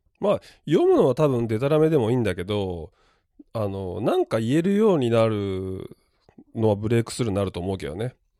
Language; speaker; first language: Japanese; native; Japanese